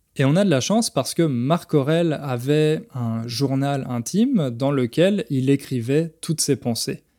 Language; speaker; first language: French; native; French